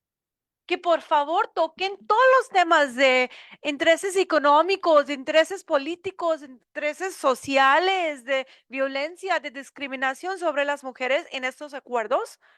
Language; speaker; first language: Spanish; non-native, learner; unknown